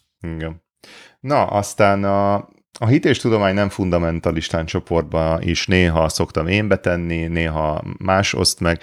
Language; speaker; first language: Hungarian; native; Hungarian